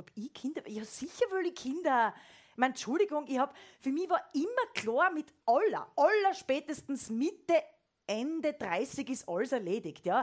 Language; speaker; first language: German; native; German